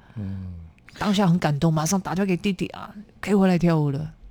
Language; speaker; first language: Chinese; native; Chinese